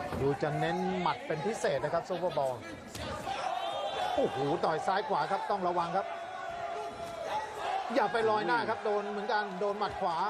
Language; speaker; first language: Thai; native; Thai